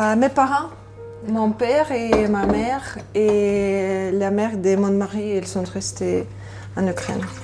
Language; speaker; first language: French; non-native, learner; Ukrainian